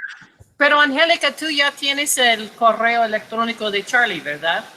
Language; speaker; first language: Spanish; non-native, fluent; English